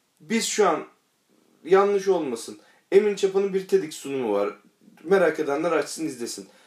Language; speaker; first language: Turkish; native; Turkish